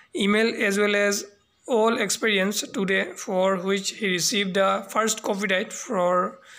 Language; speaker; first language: English; non-native, local second language; Assamese